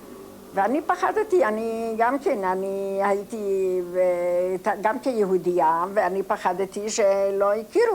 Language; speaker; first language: Hebrew; non-native, fluent; Polish